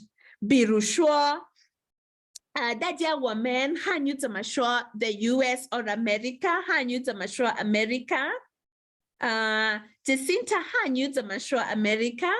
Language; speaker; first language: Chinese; non-native, fluent; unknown